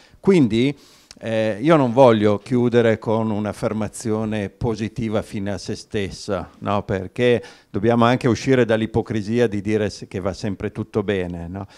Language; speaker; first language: Italian; native; Italian